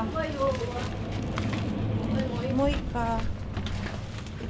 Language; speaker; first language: Finnish; non-native, learner; Filipino